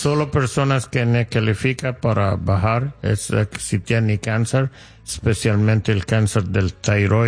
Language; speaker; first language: Spanish; non-native, learner; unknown